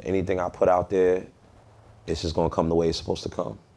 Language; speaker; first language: English; native; English